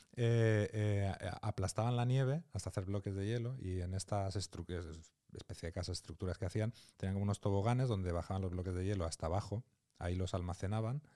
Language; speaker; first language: Spanish; native; Spanish